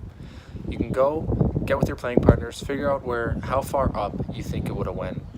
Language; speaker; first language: English; native; English